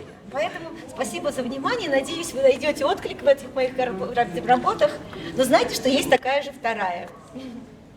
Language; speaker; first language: Russian; native; Russian